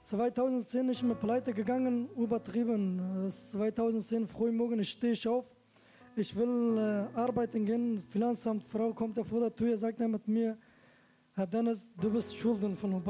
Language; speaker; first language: German; non-native, learner; Turkish